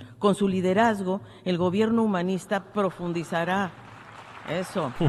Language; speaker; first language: Spanish; native; Spanish